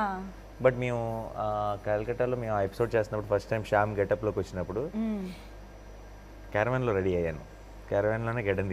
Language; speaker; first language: Telugu; native; Telugu